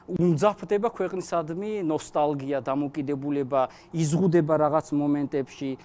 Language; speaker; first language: Georgian; non-native, local second language; Azerbaijani